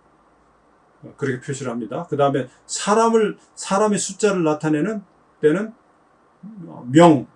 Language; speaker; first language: Korean; native; Korean